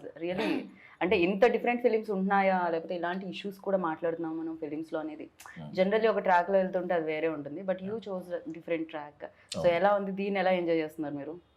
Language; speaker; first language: Telugu; native; Telugu